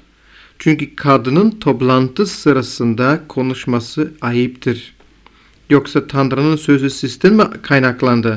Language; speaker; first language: Turkish; non-native, fluent; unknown